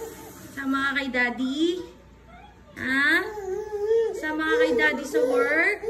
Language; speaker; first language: Filipino; native; Filipino